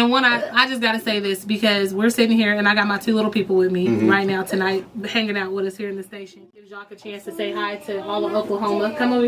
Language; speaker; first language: English; native; English